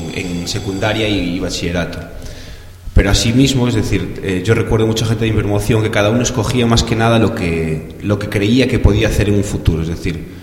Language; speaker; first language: Spanish; non-native, local second language; Galician